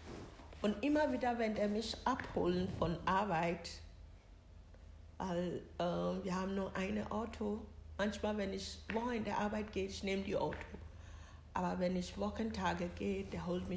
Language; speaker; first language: German; non-native, learner; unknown